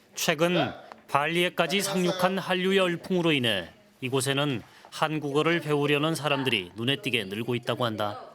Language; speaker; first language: Korean; native; Korean